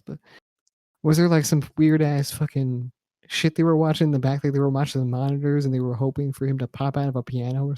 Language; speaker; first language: English; native; English